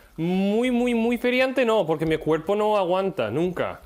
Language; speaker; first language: Spanish; non-native, fluent; English